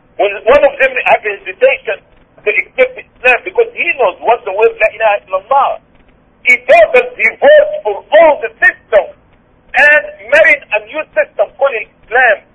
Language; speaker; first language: English; non-native, fluent; Arabic